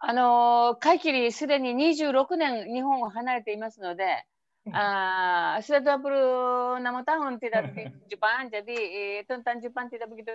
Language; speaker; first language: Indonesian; non-native, fluent; Japanese